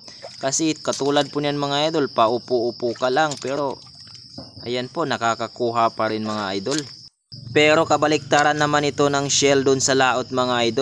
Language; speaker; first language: Filipino; native; Filipino